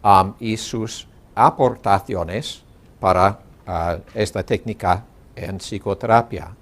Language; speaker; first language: Spanish; non-native, learner; English